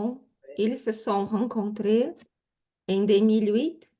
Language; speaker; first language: French; non-native, learner; Portuguese